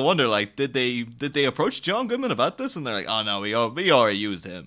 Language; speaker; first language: English; native; English